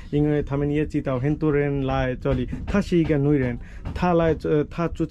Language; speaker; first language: Chinese; non-native, learner; Bangla